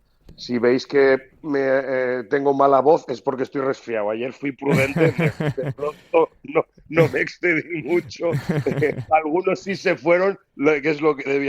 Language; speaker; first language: Spanish; native; Spanish